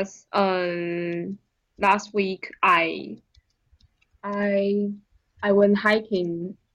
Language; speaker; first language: English; non-native, learner; Chinese